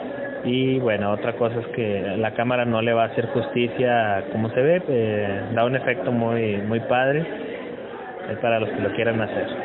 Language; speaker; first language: Spanish; native; Spanish